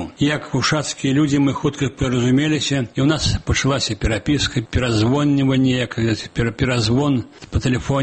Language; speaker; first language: Belarusian; native; Belarusian